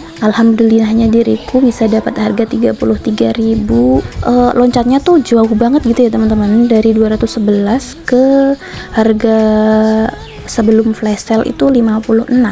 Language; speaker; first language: Indonesian; non-native, local second language; Javanese